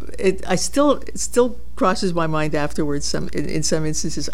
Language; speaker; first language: English; native; English